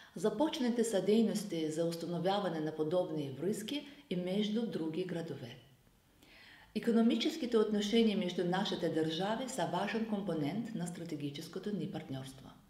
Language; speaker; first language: Bulgarian; non-native, fluent; Azerbaijani